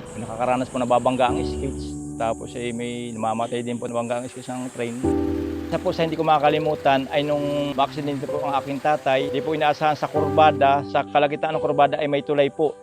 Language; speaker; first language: Filipino; native; Filipino